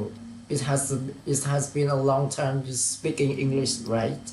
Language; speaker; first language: English; non-native, learner; Vietnamese